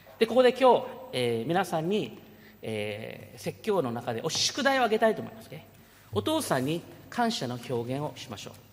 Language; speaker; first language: Japanese; early bilingual, heritage; Japanese